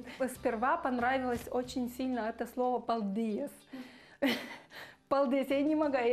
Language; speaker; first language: Russian; non-native, fluent; Romanian